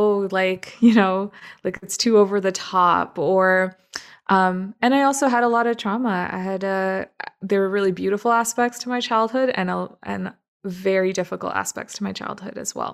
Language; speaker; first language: English; native; English